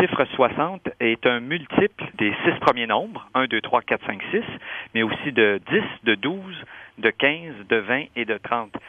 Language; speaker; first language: French; native; French